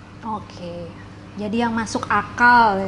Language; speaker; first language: Indonesian; native; Indonesian